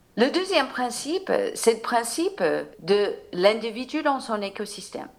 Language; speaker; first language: French; non-native, fluent; English